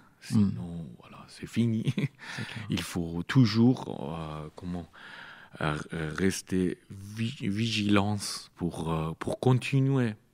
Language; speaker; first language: French; non-native, learner; Persian